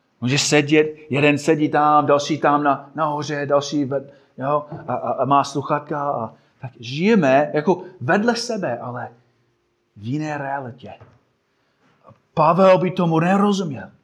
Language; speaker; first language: Czech; non-native, fluent; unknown